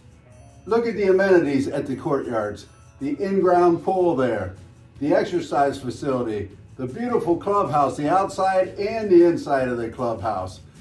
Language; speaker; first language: English; native; English